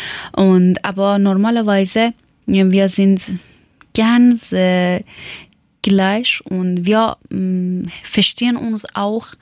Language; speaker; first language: German; non-native, learner; Persian